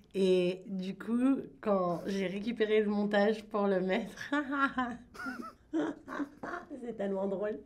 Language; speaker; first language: French; native; French